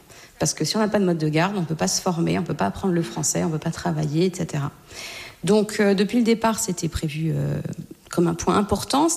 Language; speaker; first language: French; native; French